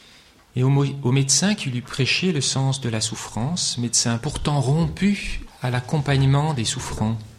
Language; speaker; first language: French; native; French